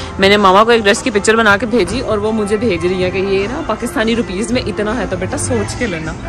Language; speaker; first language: Urdu; native; Urdu